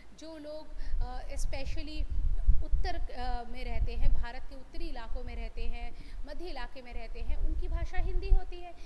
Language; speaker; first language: Hindi; non-native, local second language; Bangla